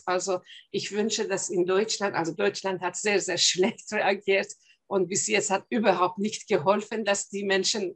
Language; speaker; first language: German; non-native, fluent; Persian